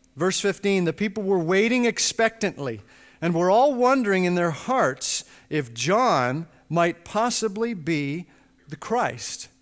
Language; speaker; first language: English; native; English